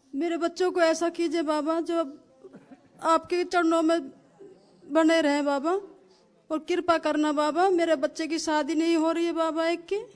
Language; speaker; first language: Hindi; native; Hindi